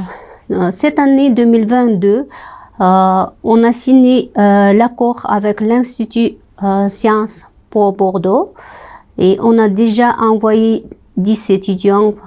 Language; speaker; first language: French; non-native, fluent; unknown